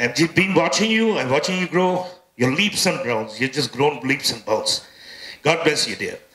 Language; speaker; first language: English; non-native, local second language; Tamil